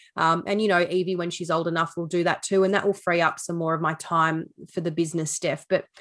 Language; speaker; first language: English; native; English